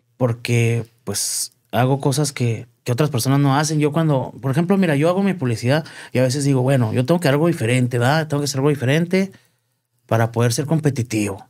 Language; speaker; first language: Spanish; native; Spanish